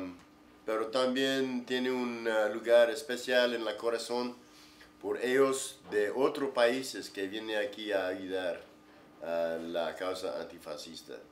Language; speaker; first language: Spanish; non-native, learner; English